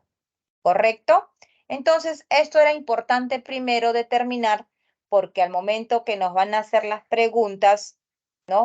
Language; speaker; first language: Spanish; native; Spanish